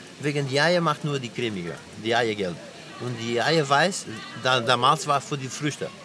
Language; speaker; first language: German; non-native, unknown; Portuguese